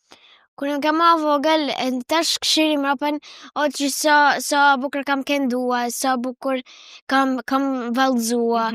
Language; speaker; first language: Albanian; early bilingual, heritage; Albanian